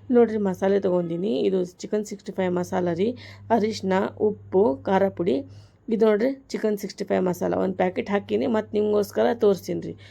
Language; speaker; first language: Kannada; native; Kannada